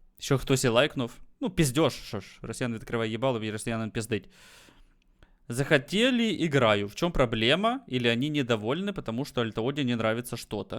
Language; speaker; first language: Ukrainian; native; Ukrainian